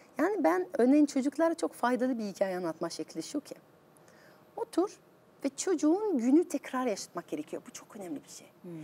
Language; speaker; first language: Turkish; non-native, fluent; French